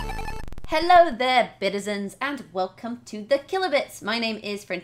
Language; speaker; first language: English; native; English